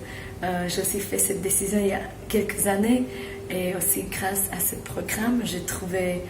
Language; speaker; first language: French; non-native, fluent; Slovak